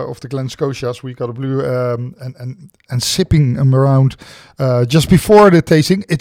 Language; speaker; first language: English; non-native, fluent; Dutch